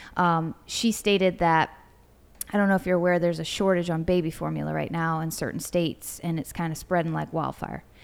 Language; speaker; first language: English; native; English